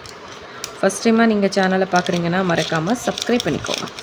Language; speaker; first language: Tamil; native; Tamil